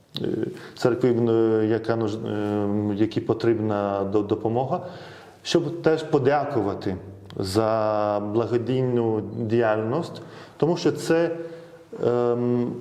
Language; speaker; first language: Ukrainian; non-native, fluent; Lithuanian